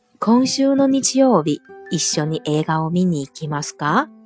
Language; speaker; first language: Japanese; non-native, local second language; Chinese